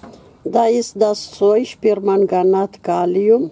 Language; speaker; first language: German; non-native, fluent; Russian